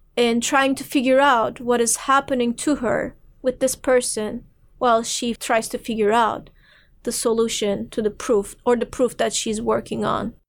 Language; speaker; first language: English; non-native, fluent; Turkish